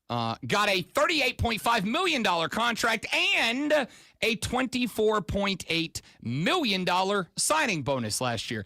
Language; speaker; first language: English; native; English